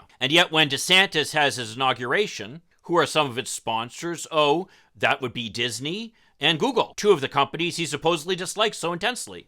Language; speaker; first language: English; native; English